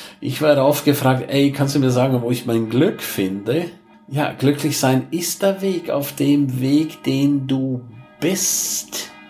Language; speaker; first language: German; non-native, local second language; Romansh